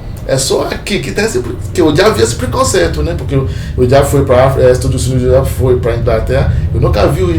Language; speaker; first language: Portuguese; non-native, fluent; Yoruba